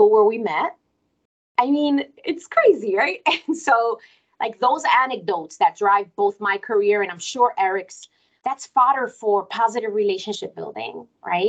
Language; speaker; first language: English; early bilingual, other home language; Spanish